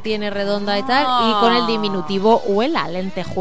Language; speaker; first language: Spanish; native; Spanish